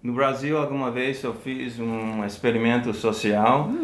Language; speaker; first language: Portuguese; non-native, fluent; English